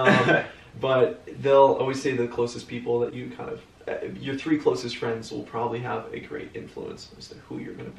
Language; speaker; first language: English; native; English